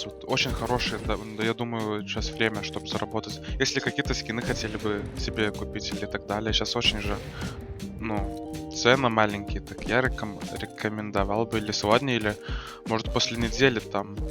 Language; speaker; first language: Russian; non-native, fluent; Lithuanian